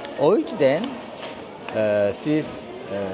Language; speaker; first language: Turkish; non-native, fluent; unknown